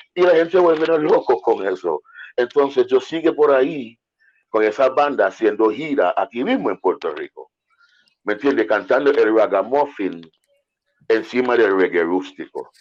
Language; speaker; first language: Spanish; non-native, fluent; English